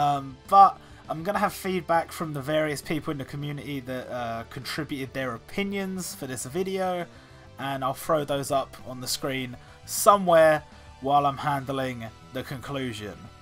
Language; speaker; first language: English; native; English